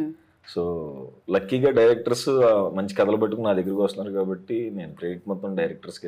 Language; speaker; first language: Telugu; native; Telugu